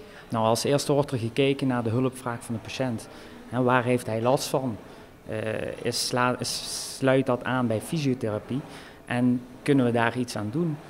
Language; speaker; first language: Dutch; native; Dutch